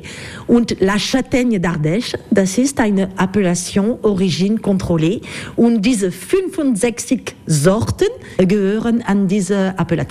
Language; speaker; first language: German; non-native, learner; French